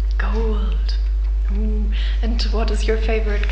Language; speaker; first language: English; non-native, fluent; German